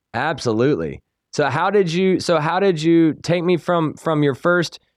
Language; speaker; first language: English; native; English